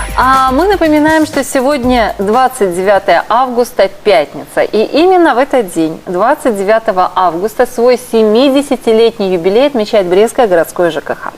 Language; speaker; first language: Russian; native; Russian